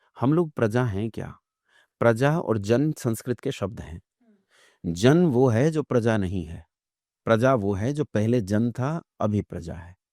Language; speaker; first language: Hindi; native; Hindi